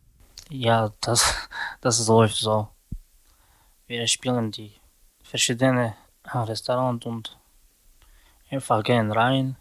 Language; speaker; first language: German; non-native, learner; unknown